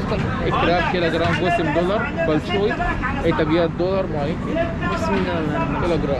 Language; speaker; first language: Russian; non-native, learner; Arabic